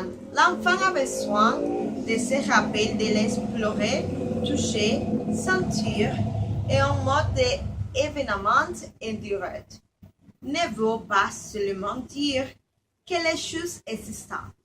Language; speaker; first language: French; non-native, learner; Spanish